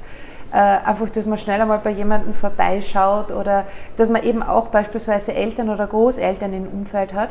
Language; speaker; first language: German; native; German